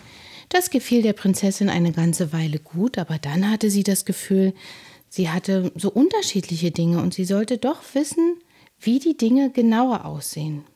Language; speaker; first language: German; native; German